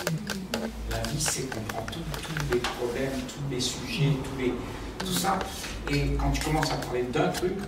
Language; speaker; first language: French; native; French